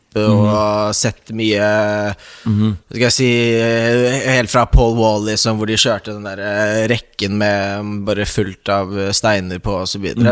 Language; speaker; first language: Norwegian; early bilingual, other home language; Romanian